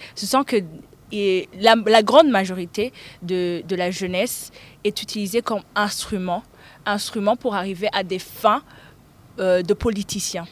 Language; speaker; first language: French; non-native, local second language; Rundi